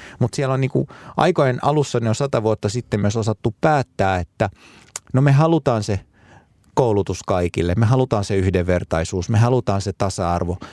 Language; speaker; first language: Finnish; early bilingual, other home language; Arabic